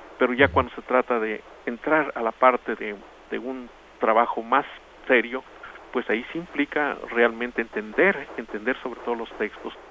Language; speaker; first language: Spanish; non-native, local second language; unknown